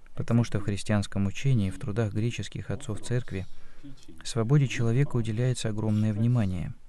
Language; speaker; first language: Russian; non-native, fluent; Dutch